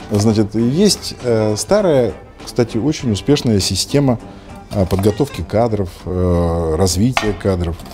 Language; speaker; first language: Russian; native; Russian